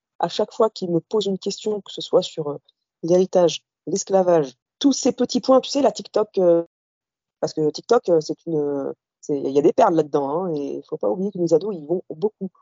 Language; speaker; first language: French; early bilingual, other home language; Kabyle